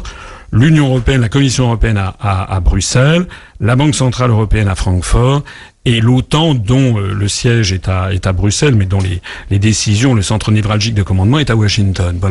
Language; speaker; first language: French; native; French